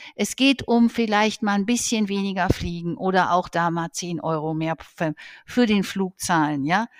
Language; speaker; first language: German; native; German